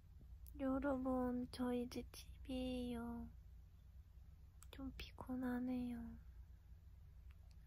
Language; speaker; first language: Korean; non-native, fluent; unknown